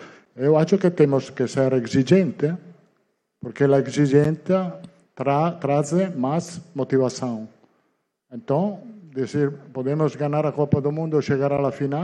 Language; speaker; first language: Portuguese; non-native, learner; Italian